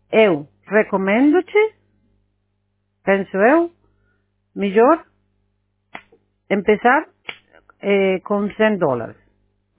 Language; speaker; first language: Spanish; non-native, fluent; Portuguese